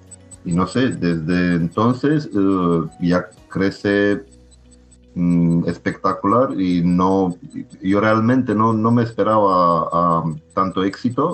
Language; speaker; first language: Spanish; non-native, fluent; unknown